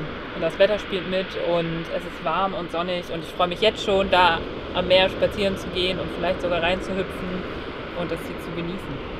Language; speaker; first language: German; native; German